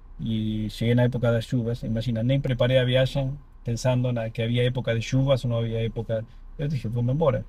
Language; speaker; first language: Portuguese; non-native, fluent; Spanish